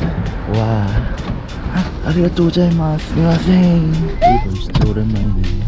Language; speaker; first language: Japanese; non-native, learner; Korean